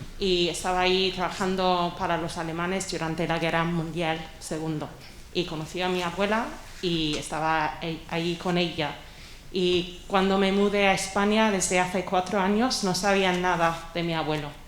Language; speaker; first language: Spanish; non-native, fluent; English